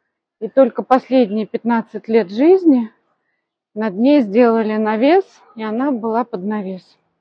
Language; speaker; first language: Russian; native; Russian